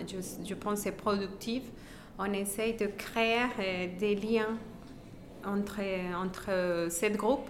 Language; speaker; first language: French; non-native, fluent; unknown